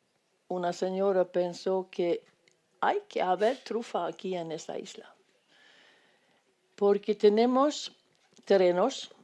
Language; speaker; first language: Spanish; non-native, fluent; Swedish